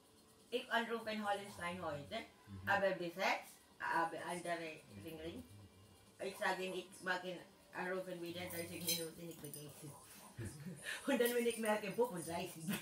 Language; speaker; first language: German; non-native, learner; Filipino